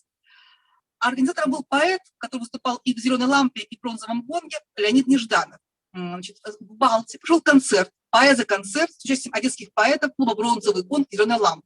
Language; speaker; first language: Russian; native; Russian